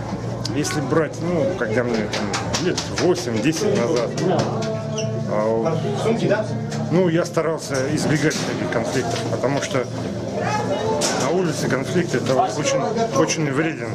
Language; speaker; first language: Russian; native; Russian